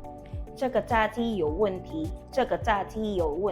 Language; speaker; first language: Chinese; non-native, learner; Filipino